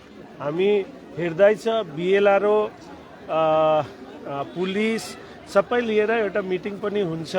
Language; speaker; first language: Nepali; non-native, local second language; Bangla